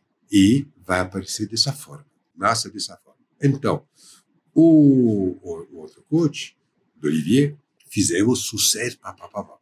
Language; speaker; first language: Portuguese; non-native, fluent; French